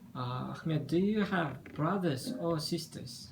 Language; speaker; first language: English; non-native, fluent; Kazakh